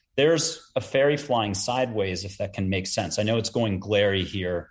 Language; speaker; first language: English; native; English